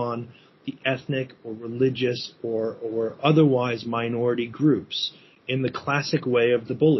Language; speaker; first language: English; native; English